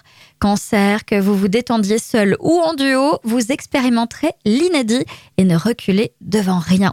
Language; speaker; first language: French; native; French